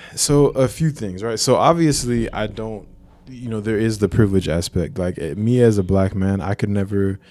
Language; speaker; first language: English; native; English